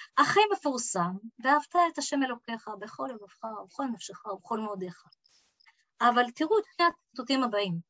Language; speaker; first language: Hebrew; early bilingual, other home language; English